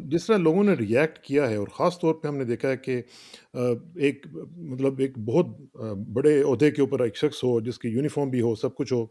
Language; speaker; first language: Urdu; non-native, local second language; Punjabi